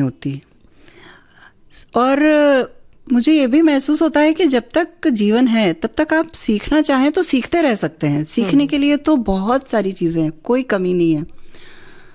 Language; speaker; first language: Hindi; native; Hindi